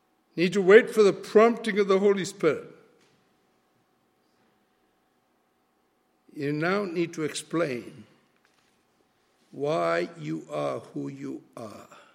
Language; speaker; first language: English; non-native, local second language; Malay